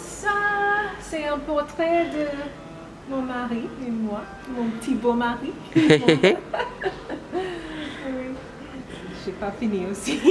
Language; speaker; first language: French; non-native, learner; English